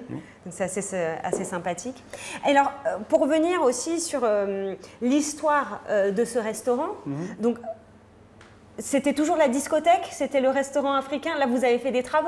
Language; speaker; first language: French; native; French